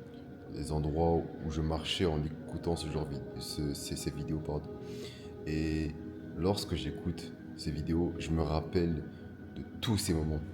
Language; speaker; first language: French; native; French